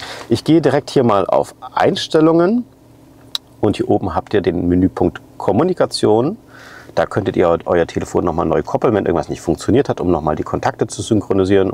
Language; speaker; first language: German; native; German